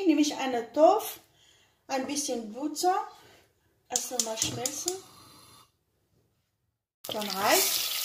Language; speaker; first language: German; non-native, learner; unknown